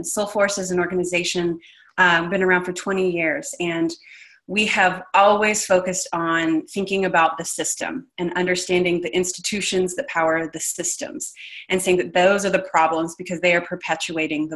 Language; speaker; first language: English; native; English